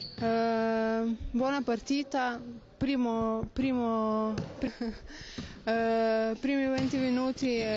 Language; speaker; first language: Italian; non-native, learner; Slovenian